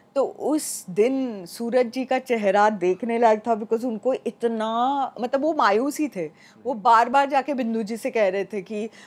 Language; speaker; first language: Hindi; non-native, local second language; Marathi